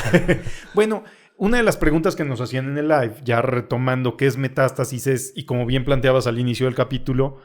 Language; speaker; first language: Spanish; native; Spanish